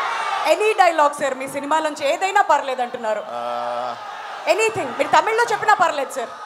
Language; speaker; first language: Telugu; native; Telugu